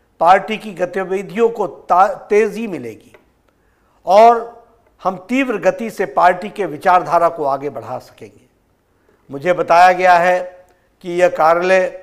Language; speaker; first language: Hindi; native; Hindi